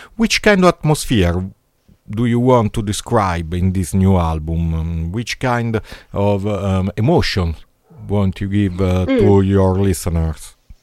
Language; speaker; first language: English; non-native, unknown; Italian